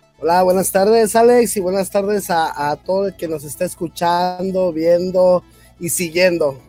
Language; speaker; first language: Spanish; native; Spanish